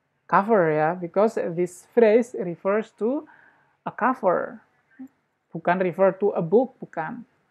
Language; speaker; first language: English; non-native, fluent; Indonesian